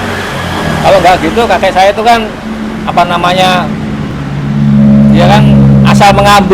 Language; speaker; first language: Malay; non-native, local second language; Javanese